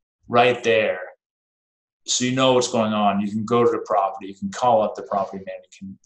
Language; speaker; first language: English; non-native, fluent; Danish